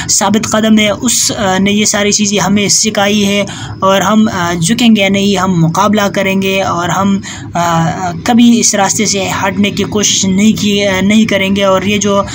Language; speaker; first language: Urdu; non-native, local second language; Pashto